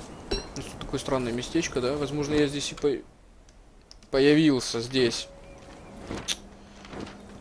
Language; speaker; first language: Russian; native; Russian